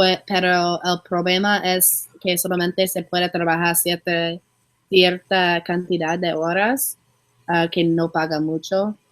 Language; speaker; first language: Spanish; non-native, learner; English